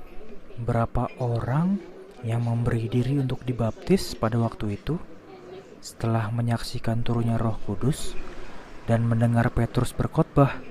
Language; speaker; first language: Indonesian; native; Indonesian